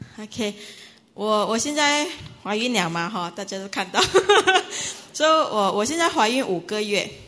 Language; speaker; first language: Chinese; native; Chinese